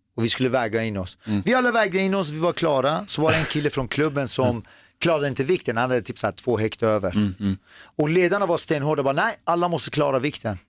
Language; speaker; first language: Swedish; early bilingual, other home language; Persian